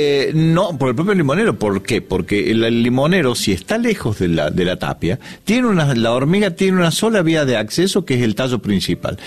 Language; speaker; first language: Spanish; native; Spanish